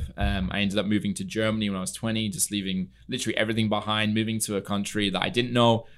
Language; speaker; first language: English; native; English